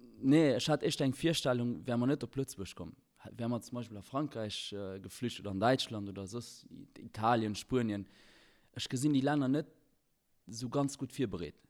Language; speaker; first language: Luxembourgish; early bilingual, other home language; Albanian